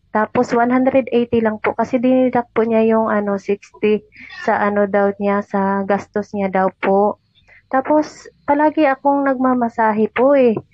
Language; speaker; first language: Filipino; non-native, local second language; Cebuano